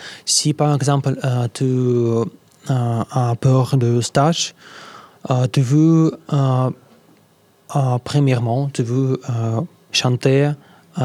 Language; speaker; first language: French; non-native, learner; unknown